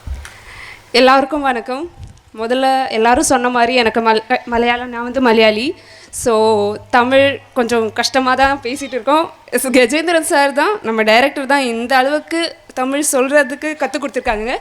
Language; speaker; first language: Tamil; non-native, learner; Malayalam